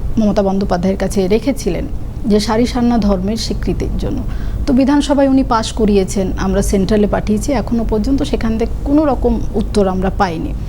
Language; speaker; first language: Bangla; non-native, local second language; Santali